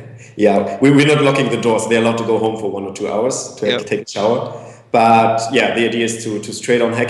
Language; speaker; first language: English; non-native, fluent; German